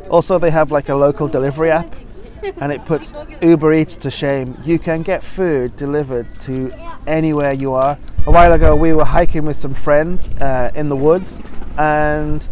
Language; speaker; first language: English; native; English